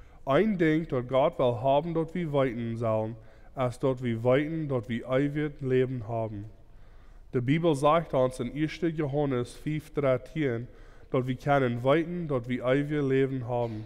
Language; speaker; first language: German; early bilingual, heritage; German